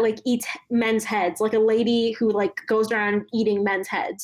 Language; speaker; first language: English; non-native, local second language; Malayalam